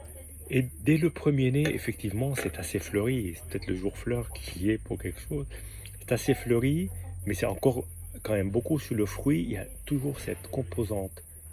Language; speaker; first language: French; native; French